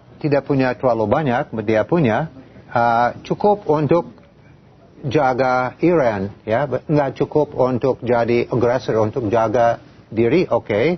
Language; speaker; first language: Indonesian; non-native, fluent; English